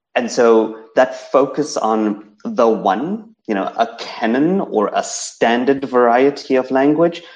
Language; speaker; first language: English; native; English